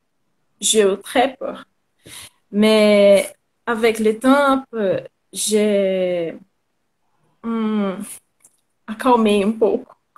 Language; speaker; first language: French; non-native, learner; Portuguese